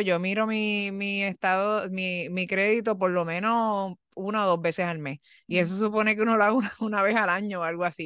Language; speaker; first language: Spanish; early bilingual, heritage; Spanish